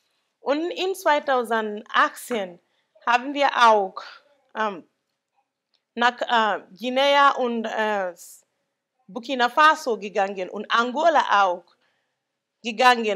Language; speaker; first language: German; non-native, local second language; Mandingo